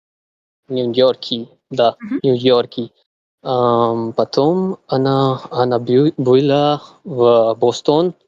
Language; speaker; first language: Russian; non-native, learner; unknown